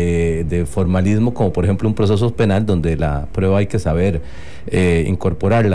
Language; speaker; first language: Spanish; native; Spanish